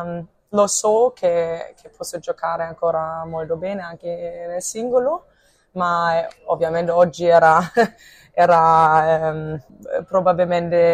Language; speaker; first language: Italian; non-native, fluent; German